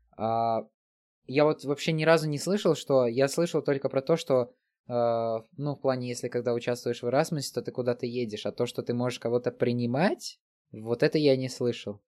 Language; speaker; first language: Russian; native; Russian